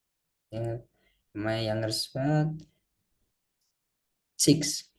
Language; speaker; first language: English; non-native, learner; Indonesian